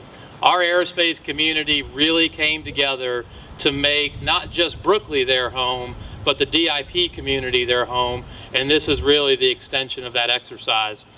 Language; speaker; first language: English; native; English